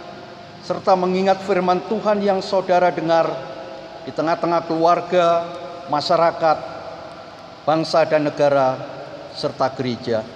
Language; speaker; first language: Indonesian; native; Indonesian